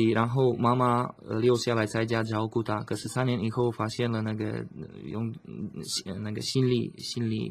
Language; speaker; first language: Chinese; non-native, learner; Slovak